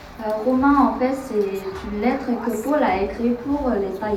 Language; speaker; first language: French; non-native, fluent; Korean